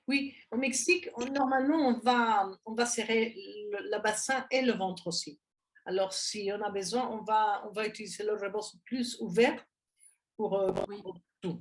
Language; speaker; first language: French; non-native, fluent; Spanish